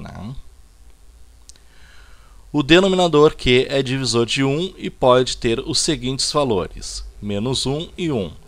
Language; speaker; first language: Portuguese; native; Portuguese